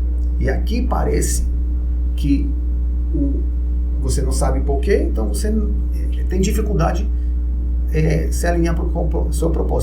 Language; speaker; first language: Portuguese; non-native, fluent; Hebrew